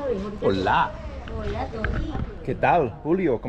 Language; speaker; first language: Spanish; non-native, learner; English